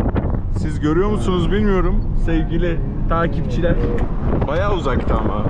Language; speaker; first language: Turkish; native; Turkish